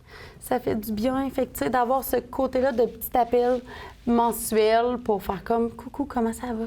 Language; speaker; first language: French; native; French